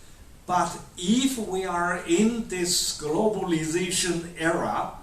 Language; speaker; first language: English; non-native, fluent; Chinese